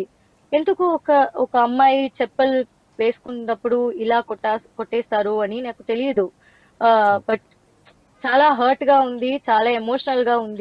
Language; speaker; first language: Telugu; non-native, learner; Tamil